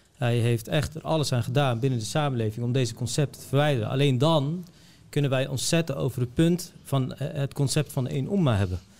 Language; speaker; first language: Dutch; early bilingual, other home language; Bosnian